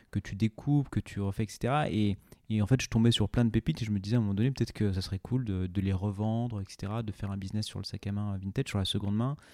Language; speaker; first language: French; native; French